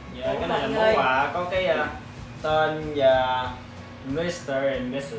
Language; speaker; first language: Vietnamese; early bilingual, other home language; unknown